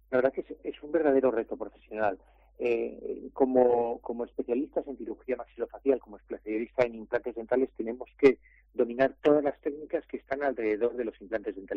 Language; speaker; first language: Spanish; native; Spanish